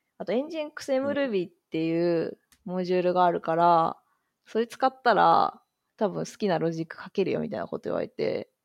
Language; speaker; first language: Japanese; native; Japanese